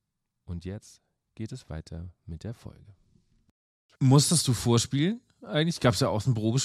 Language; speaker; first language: German; native; German